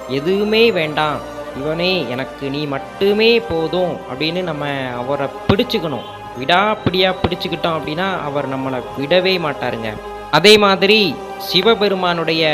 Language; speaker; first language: Tamil; native; Tamil